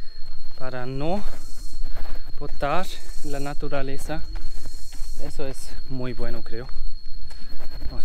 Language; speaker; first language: Spanish; non-native, learner; German